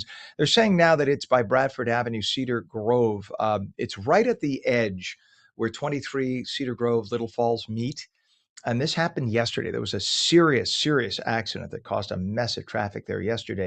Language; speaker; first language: English; native; English